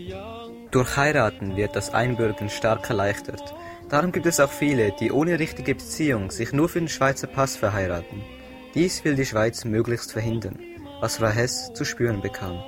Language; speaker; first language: German; native; German